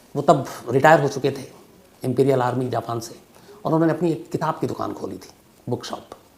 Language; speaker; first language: Hindi; native; Hindi